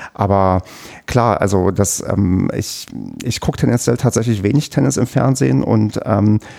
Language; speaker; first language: German; native; German